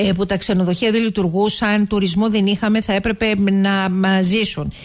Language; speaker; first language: Greek; native; Greek